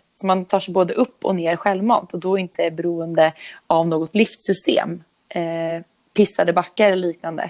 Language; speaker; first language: Swedish; native; Swedish